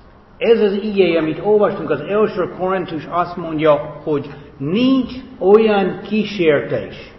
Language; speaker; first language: Hungarian; non-native, fluent; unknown